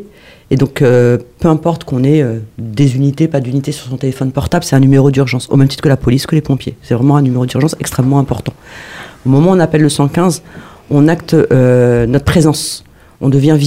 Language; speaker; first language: French; native; French